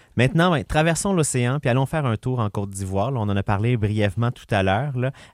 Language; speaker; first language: French; native; French